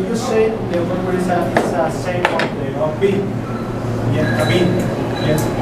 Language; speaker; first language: English; non-native, learner; Spanish